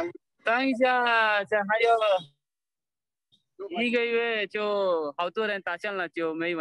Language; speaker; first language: Chinese; non-native, learner; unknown